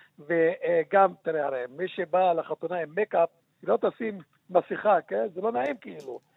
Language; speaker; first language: Hebrew; non-native, local second language; Arabic